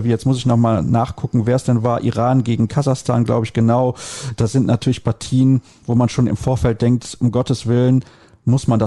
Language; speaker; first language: German; native; German